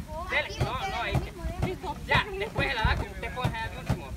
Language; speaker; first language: Spanish; native; Spanish